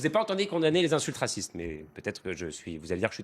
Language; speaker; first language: French; native; French